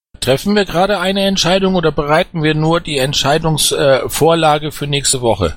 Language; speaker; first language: German; native; German